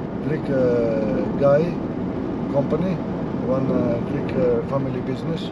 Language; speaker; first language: English; non-native, learner; Greek